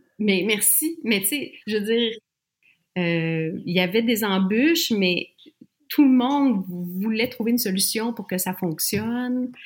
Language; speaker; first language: French; native; French